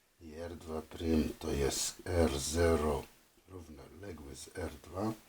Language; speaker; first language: Polish; non-native, fluent; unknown